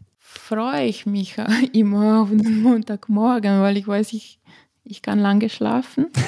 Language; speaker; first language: German; non-native, fluent; Slovenian